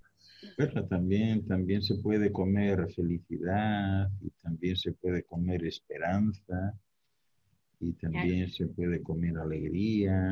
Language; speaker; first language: Spanish; native; Spanish